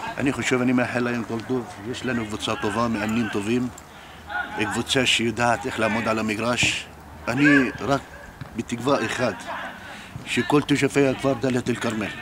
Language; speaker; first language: Hebrew; non-native, local second language; Arabic